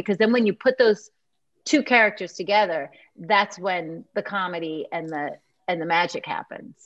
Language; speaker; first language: English; native; English